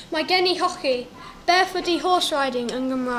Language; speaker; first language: Welsh; non-native, local second language; English